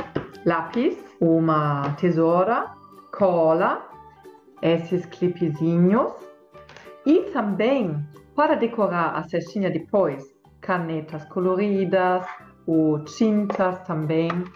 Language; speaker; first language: Portuguese; non-native, fluent; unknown